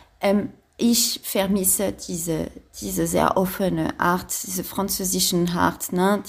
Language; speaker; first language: German; non-native, fluent; French